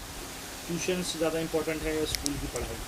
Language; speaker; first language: Hindi; native; Hindi